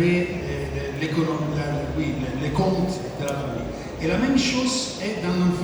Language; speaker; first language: French; non-native, fluent; Italian